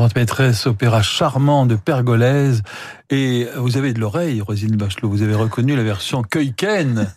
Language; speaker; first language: French; native; French